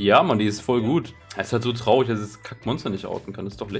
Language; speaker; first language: German; native; German